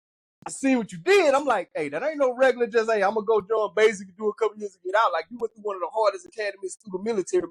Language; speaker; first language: English; native; English